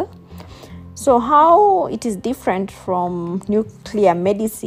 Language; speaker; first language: English; non-native, local second language; Kikuyu